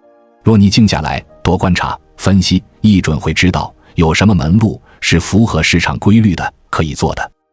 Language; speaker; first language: Chinese; native; Chinese